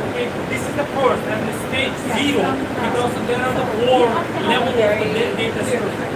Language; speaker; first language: English; non-native, fluent; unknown